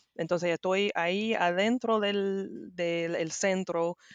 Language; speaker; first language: Spanish; non-native, learner; English